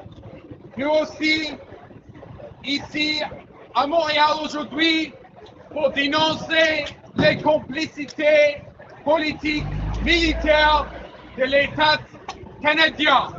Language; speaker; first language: French; non-native, learner; English